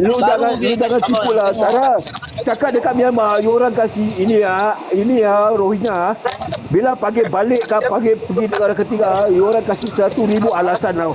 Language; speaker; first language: Malay; native; Malay